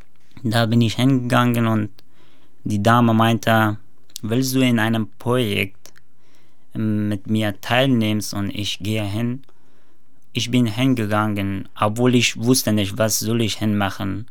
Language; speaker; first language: German; non-native, learner; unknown